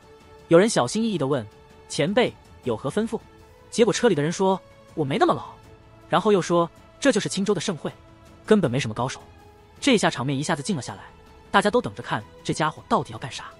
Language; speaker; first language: Chinese; native; Chinese